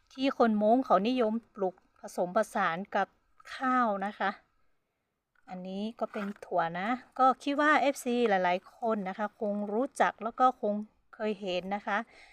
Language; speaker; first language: Thai; non-native, local second language; Hmong